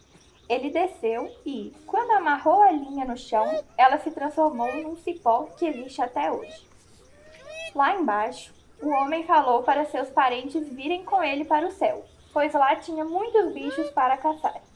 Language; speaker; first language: Portuguese; native; Portuguese